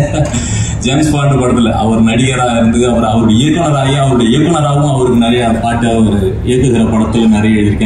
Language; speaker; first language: Tamil; native; Tamil